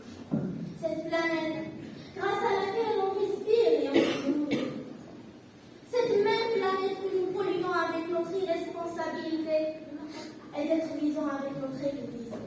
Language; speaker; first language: French; non-native, local second language; Arabic